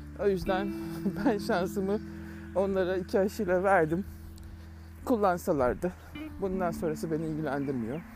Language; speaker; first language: Turkish; native; Turkish